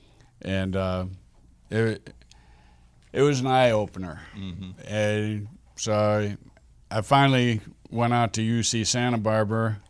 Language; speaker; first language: English; native; English